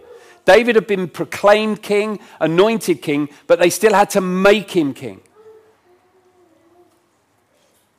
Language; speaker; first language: English; native; English